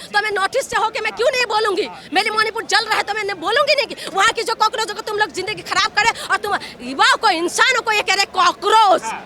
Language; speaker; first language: Hindi; non-native, local second language; Assamese